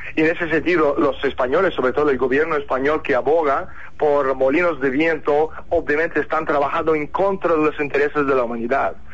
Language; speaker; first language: Spanish; non-native, fluent; Russian